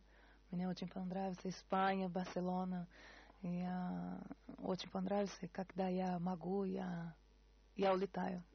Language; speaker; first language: Russian; non-native, learner; Portuguese